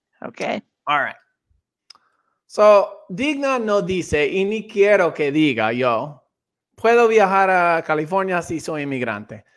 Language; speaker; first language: Spanish; non-native, fluent; English